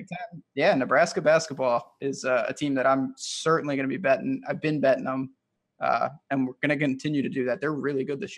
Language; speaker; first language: English; native; English